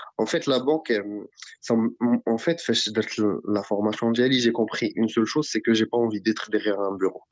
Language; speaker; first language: French; non-native, local second language; Arabic